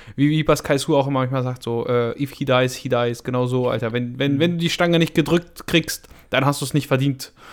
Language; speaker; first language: German; non-native, fluent; Russian